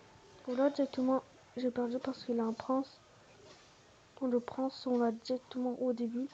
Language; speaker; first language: French; native; French